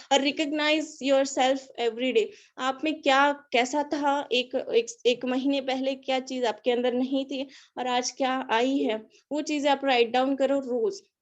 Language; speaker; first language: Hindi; non-native, local second language; Marathi